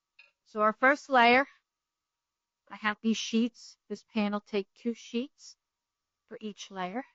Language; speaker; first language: English; native; English